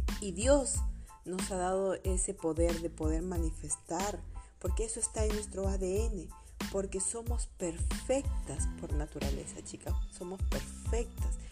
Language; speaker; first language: Spanish; native; Spanish